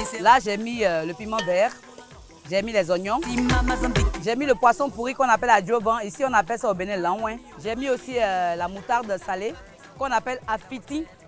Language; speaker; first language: French; non-native, local second language; Yoruba